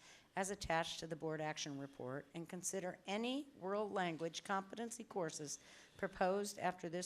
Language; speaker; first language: English; native; English